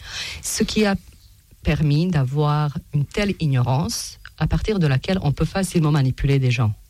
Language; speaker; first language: French; non-native, fluent; Serbian